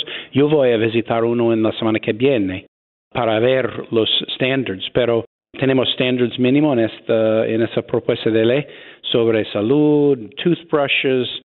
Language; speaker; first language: Spanish; non-native, fluent; English